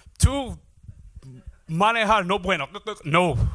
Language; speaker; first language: Spanish; non-native, learner; English